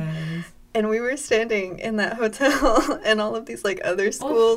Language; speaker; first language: English; native; English